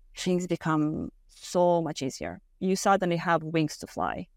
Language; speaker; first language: English; non-native, fluent; Romanian